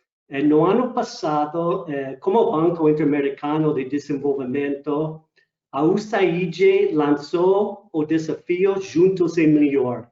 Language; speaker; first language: Portuguese; non-native, fluent; English